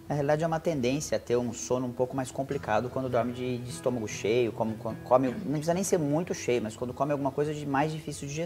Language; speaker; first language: Portuguese; native; Portuguese